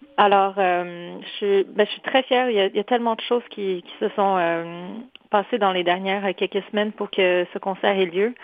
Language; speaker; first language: French; early bilingual, other home language; Polish